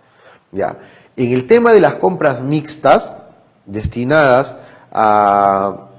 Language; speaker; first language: Spanish; native; Spanish